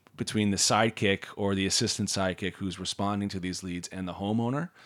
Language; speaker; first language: English; native; English